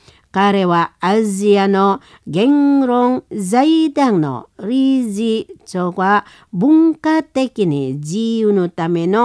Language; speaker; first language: Japanese; non-native, learner; Indonesian